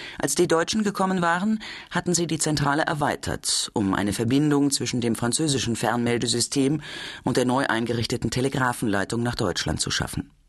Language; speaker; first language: German; native; German